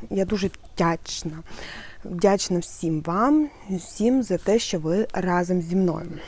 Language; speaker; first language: Ukrainian; native; Ukrainian